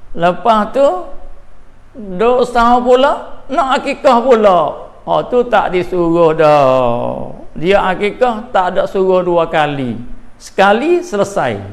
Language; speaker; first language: Malay; native; Malay